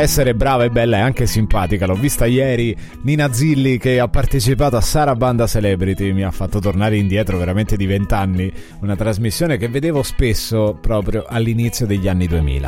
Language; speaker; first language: Italian; native; Italian